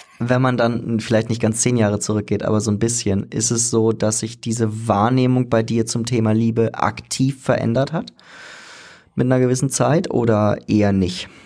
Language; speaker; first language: German; native; German